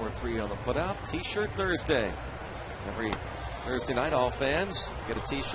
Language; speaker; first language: English; native; English